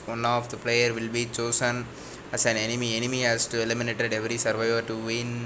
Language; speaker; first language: English; non-native, local second language; Tamil